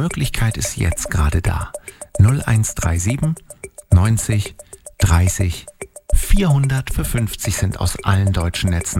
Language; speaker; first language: German; native; German